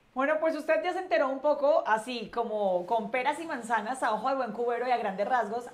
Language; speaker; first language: Spanish; native; Spanish